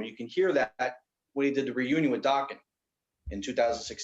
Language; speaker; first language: English; native; English